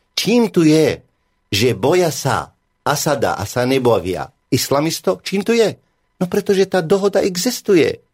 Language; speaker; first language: Slovak; non-native, fluent; Arabic